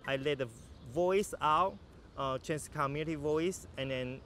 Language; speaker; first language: English; non-native, learner; Chinese